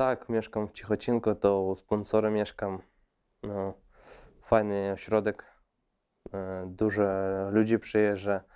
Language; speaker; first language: Polish; non-native, fluent; Russian